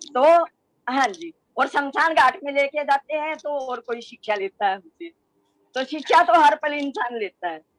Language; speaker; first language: Hindi; native; Hindi